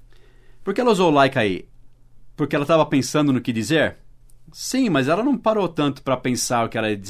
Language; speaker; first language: Portuguese; early bilingual, other home language; English